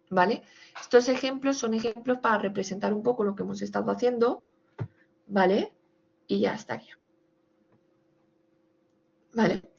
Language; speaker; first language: Spanish; native; Spanish